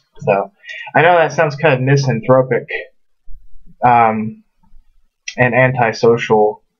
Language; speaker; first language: English; native; English